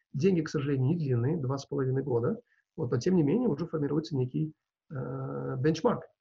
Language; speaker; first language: Russian; non-native, local second language; Uzbek